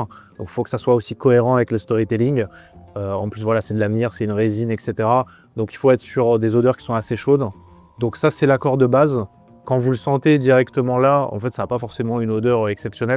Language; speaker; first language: French; native; French